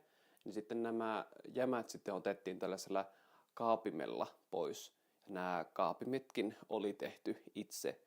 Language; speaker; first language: Finnish; native; Finnish